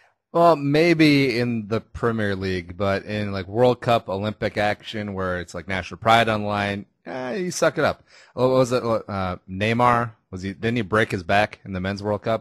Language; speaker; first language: English; native; English